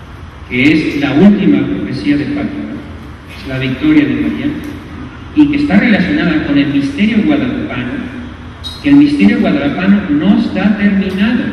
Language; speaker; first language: Spanish; native; Spanish